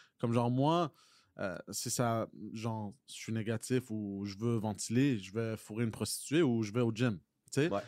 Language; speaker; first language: French; native; French